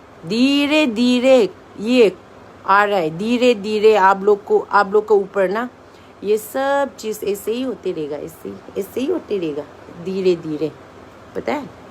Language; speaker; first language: Hindi; non-native, local second language; Manipuri